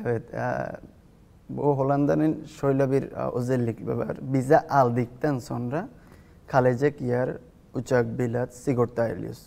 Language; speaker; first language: Turkish; non-native, fluent; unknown